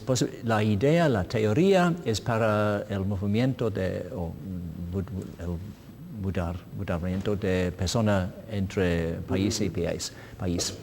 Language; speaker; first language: Spanish; non-native, learner; English